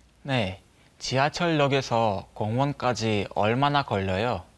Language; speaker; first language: Korean; non-native, learner; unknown